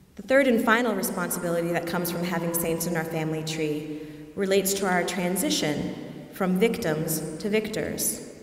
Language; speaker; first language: English; native; English